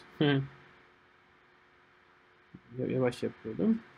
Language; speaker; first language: Turkish; non-native, fluent; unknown